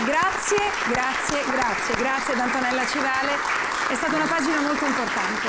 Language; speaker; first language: Italian; native; Italian